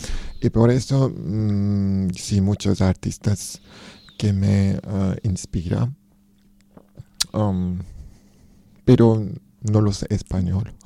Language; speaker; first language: Spanish; non-native, learner; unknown